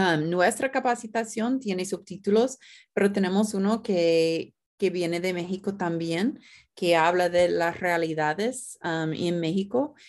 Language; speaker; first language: Spanish; non-native, fluent; English